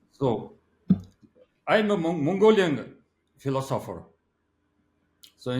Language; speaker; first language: English; non-native, learner; Mongolian